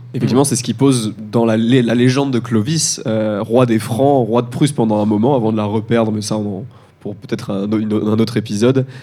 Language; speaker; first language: French; native; French